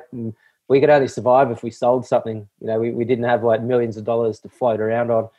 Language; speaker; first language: English; native; English